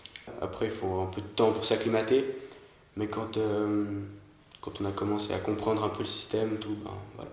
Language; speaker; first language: French; native; French